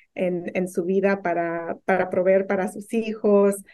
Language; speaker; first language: Spanish; native; Spanish